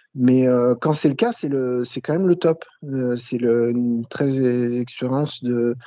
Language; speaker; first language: French; native; French